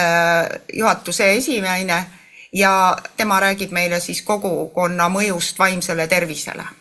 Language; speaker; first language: Estonian; native; Estonian